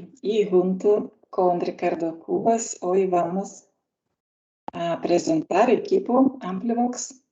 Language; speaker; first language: Spanish; non-native, learner; Lithuanian